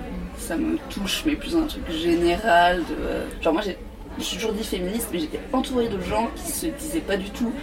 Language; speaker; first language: French; native; French